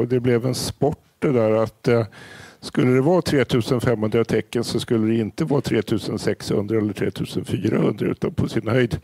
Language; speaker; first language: Swedish; native; Swedish